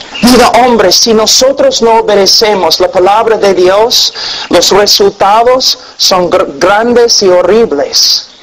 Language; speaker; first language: Spanish; non-native, fluent; English